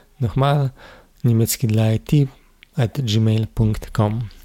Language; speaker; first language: German; non-native, learner; Polish